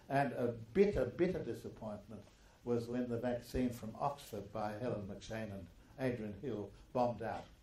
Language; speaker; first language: English; early bilingual, other home language; German